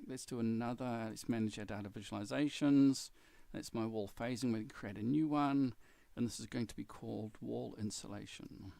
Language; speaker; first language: English; native; English